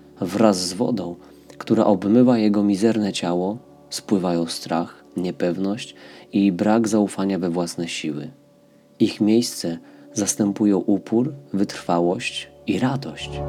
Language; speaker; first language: Polish; native; Polish